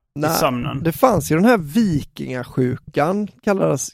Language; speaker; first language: Swedish; native; Swedish